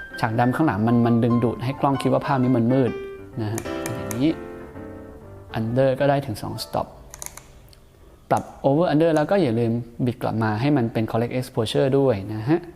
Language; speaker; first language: Thai; native; Thai